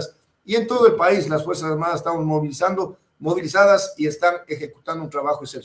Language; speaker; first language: Spanish; native; Spanish